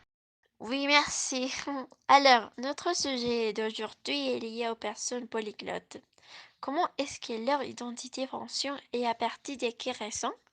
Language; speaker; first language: French; non-native, learner; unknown